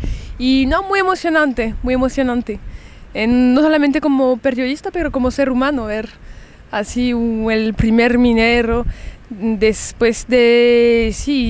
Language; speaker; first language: Spanish; early bilingual, heritage; French